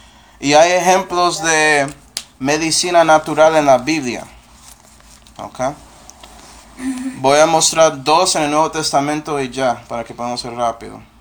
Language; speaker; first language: Spanish; non-native, fluent; English